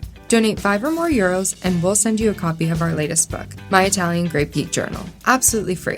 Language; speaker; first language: English; native; English